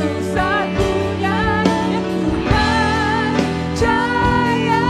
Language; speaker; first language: Indonesian; native; Indonesian